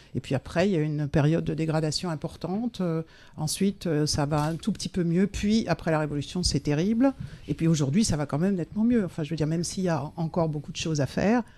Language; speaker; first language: French; native; French